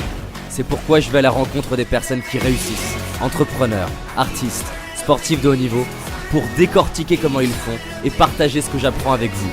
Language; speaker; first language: French; native; French